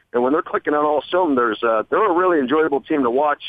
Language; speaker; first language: English; native; English